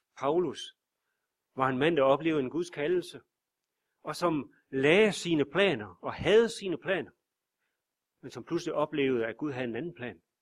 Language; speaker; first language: Danish; native; Danish